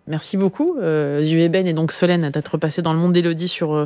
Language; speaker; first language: French; native; French